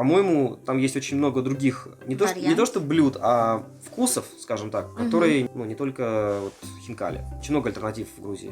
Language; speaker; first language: Russian; native; Russian